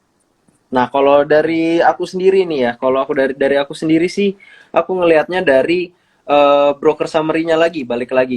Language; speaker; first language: Indonesian; native; Indonesian